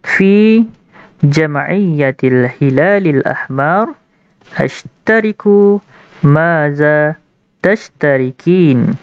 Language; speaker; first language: Arabic; non-native, fluent; Malay